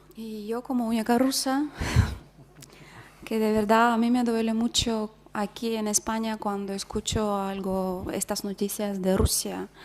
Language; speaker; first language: Spanish; non-native, fluent; Russian